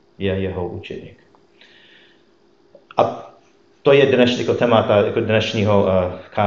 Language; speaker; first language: Czech; non-native, fluent; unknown